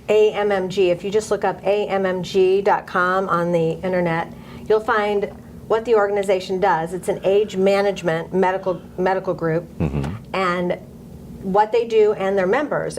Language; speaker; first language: English; native; English